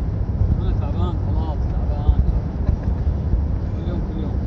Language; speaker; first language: Arabic; non-native, learner; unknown